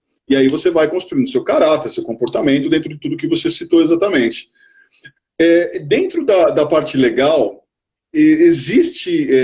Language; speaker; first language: Portuguese; native; Portuguese